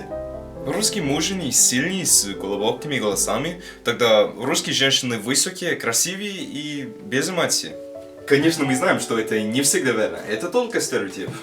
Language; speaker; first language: Russian; non-native, learner; English